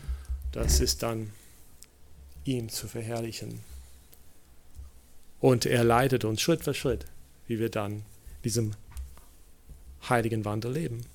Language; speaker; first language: German; non-native, fluent; English